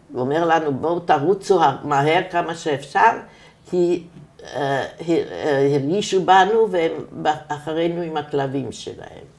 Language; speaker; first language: Hebrew; non-native, fluent; German